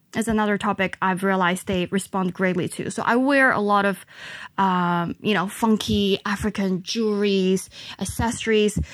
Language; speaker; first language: English; non-native, local second language; Chinese